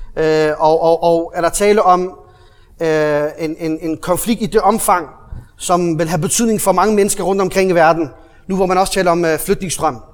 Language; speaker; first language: Danish; early bilingual, other home language; Arabic